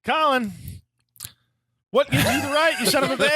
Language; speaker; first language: English; native; English